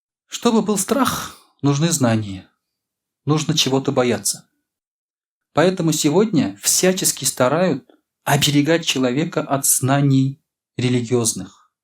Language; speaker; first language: Russian; non-native, local second language; Tatar